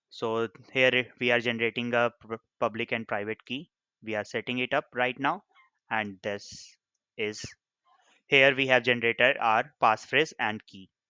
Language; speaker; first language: English; non-native, local second language; Hindi